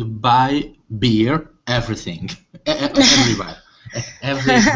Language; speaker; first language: English; non-native, learner; Hungarian